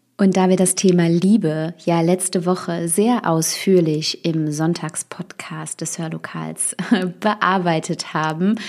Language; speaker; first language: German; native; German